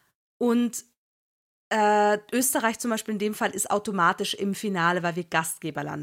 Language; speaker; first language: German; native; German